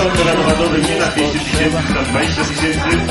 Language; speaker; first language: Polish; native; Polish